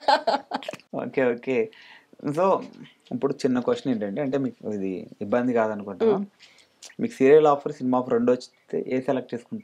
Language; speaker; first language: Telugu; native; Telugu